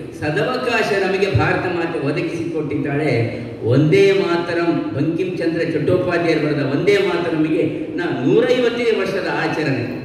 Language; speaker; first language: Kannada; non-native, local second language; Tulu